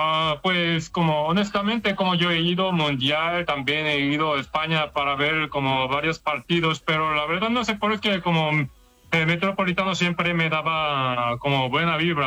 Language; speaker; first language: Spanish; non-native, fluent; Korean